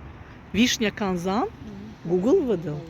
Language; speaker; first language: Russian; non-native, local second language; Azerbaijani